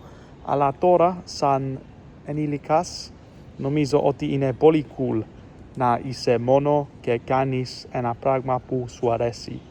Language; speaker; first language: Greek; non-native, learner; English